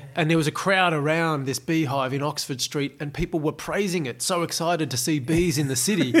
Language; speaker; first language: English; native; English